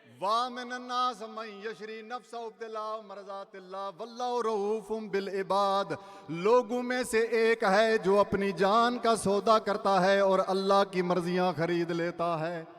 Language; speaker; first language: Urdu; non-native, local second language; Saraiki